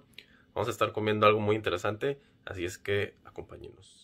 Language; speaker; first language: Spanish; native; Spanish